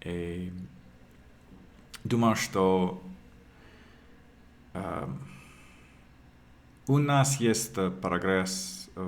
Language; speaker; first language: Russian; non-native, learner; English